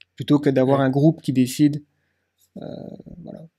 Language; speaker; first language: French; native; French